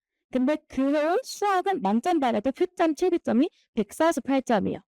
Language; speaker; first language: Korean; native; Korean